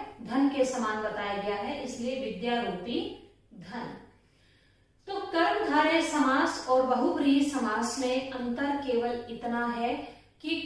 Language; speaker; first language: Hindi; native; Hindi